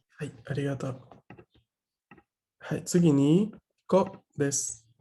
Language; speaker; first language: Japanese; non-native, fluent; Spanish